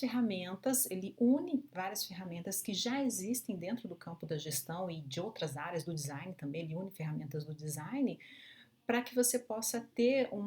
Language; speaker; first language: Portuguese; native; Portuguese